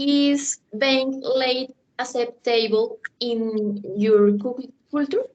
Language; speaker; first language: English; non-native, learner; Spanish